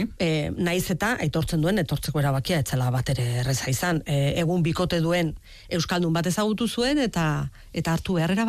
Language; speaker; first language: Basque; native; Basque